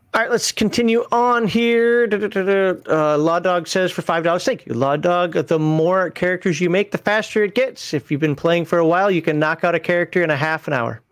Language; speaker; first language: English; native; English